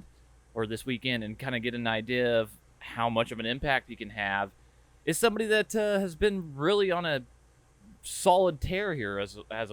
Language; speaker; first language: English; native; English